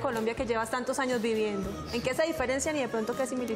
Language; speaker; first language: Spanish; native; Spanish